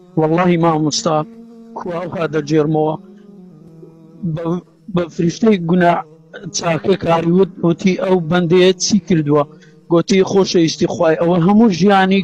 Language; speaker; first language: Central Kurdish; native; Central Kurdish